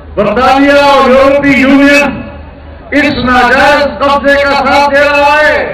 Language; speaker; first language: Urdu; non-native, local second language; Pashto